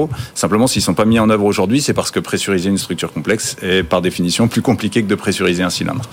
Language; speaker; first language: French; native; French